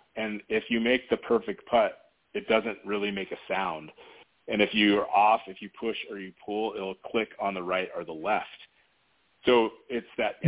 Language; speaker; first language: English; native; English